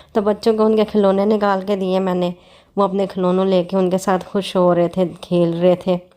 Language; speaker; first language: Urdu; non-native, local second language; Punjabi